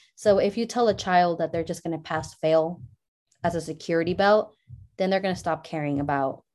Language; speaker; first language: English; early bilingual, other home language; Spanish